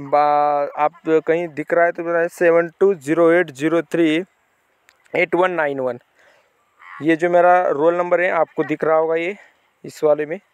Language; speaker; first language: Hindi; non-native, local second language; Marathi